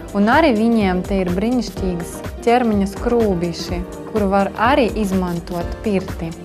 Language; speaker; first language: Latvian; non-native, local second language; Russian